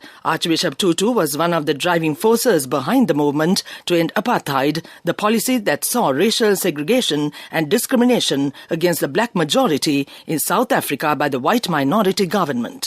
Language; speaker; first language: English; non-native, local second language; Sinhala